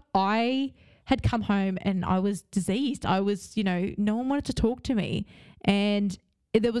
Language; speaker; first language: English; native; English